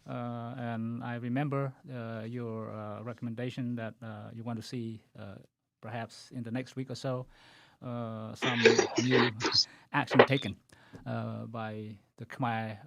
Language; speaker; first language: English; non-native, fluent; Khmer